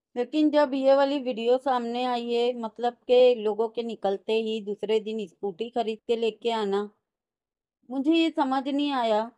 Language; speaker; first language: Hindi; native; Hindi